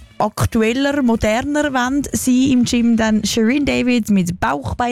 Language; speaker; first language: German; native; German